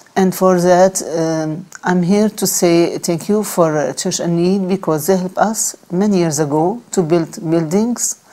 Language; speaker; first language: English; non-native, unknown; Arabic